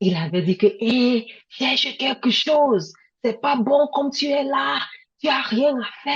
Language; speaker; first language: French; non-native, learner; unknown